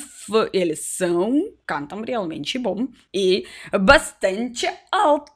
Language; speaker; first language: Portuguese; non-native, learner; Russian